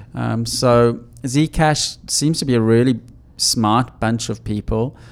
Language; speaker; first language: English; native; English